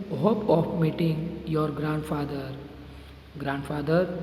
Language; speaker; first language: English; non-native, local second language; Hindi